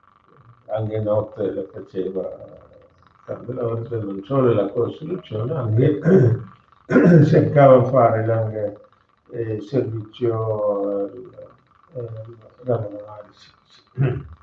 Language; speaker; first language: Italian; non-native, learner; Hindi